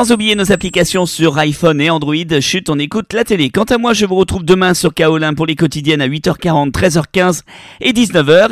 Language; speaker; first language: French; native; French